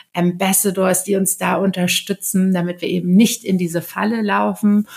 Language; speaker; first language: German; native; German